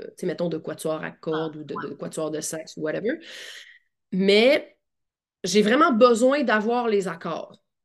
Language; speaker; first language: French; native; French